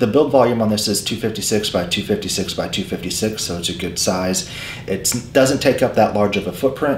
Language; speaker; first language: English; native; English